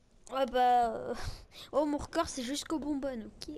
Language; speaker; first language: French; native; French